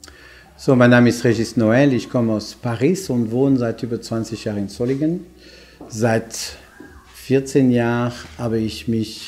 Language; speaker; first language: German; non-native, fluent; French